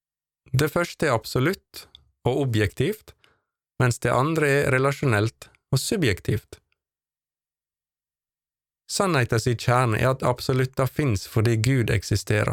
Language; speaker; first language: Norwegian; native; Norwegian